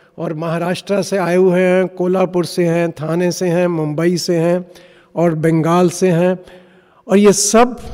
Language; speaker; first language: Hindi; non-native, local second language; Punjabi